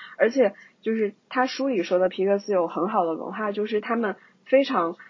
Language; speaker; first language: Chinese; native; Chinese